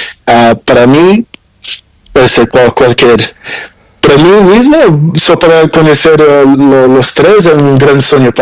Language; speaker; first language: Spanish; non-native, learner; Portuguese